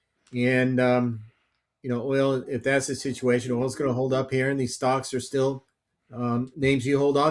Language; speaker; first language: English; native; English